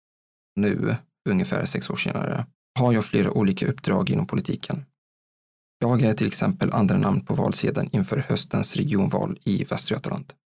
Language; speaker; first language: Swedish; non-native, fluent; Arabic